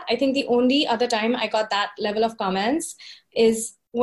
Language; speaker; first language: English; non-native, local second language; Hindi